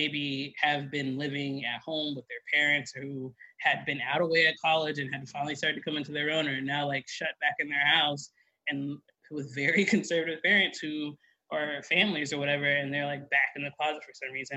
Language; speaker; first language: English; native; English